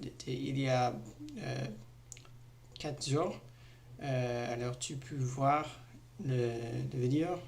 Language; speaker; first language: French; non-native, learner; English